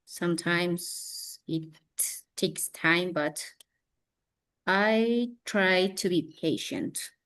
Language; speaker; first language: English; non-native, learner; Spanish